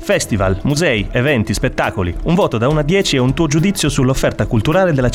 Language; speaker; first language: Italian; native; Italian